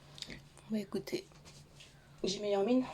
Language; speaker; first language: French; native; French